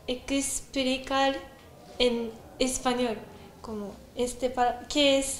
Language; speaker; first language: Spanish; non-native, learner; Japanese